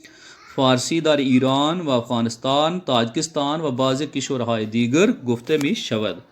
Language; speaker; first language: Persian; non-native, fluent; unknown